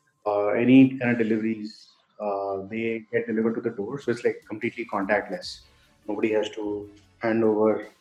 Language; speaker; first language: English; non-native, local second language; Hindi